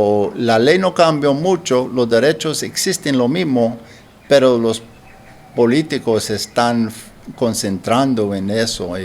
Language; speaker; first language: Spanish; non-native, learner; English